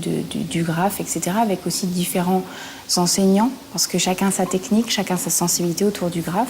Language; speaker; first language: French; native; French